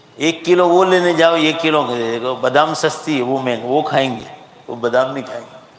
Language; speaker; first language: Urdu; non-native, local second language; Gujarati